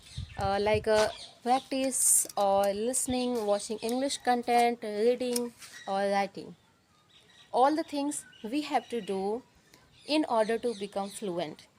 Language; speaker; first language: English; non-native, learner; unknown